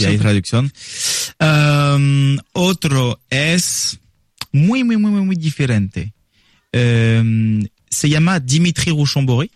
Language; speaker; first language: Spanish; non-native, learner; French